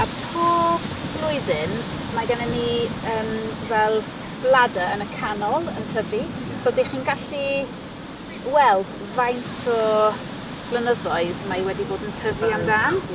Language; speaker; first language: Welsh; non-native, fluent; English